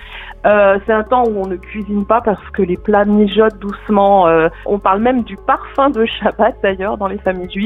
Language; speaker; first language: French; native; French